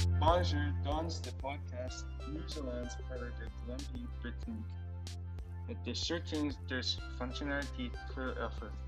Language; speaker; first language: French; non-native, learner; English